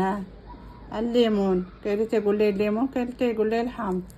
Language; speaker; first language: Arabic; native; Arabic